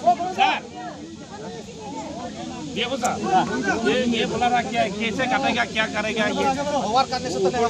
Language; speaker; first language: Hindi; non-native, local second language; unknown